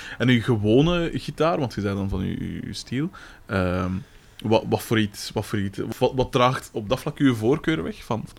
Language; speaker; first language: Dutch; native; Dutch